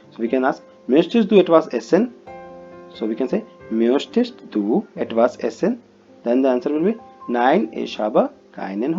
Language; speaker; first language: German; non-native, fluent; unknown